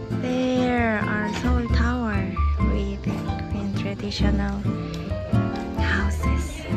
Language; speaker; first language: English; non-native, learner; Korean